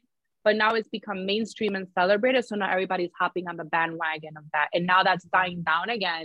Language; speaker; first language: English; native; English